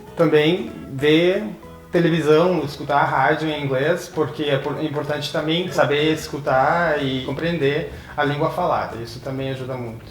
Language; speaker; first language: Portuguese; non-native, fluent; English